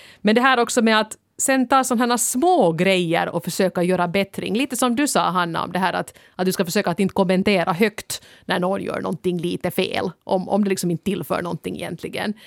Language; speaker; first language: Swedish; native; Swedish